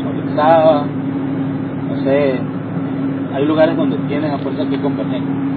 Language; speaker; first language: Spanish; native; Spanish